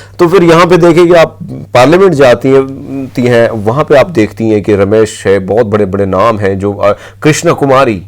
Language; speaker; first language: Urdu; non-native, local second language; Pashto